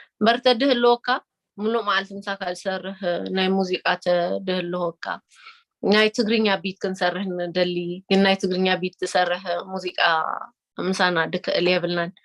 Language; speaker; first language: Tigrinya; early bilingual, heritage; Tigrinya